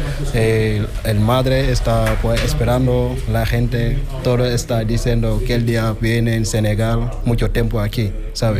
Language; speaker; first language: Spanish; non-native, learner; Wolof